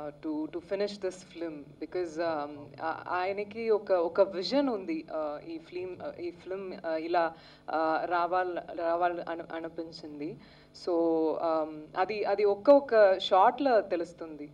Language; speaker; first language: Telugu; non-native, learner; Tamil